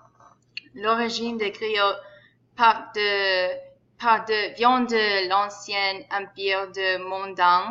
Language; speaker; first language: French; non-native, learner; English